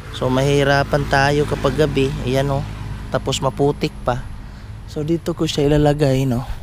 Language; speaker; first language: Filipino; non-native, local second language; Cebuano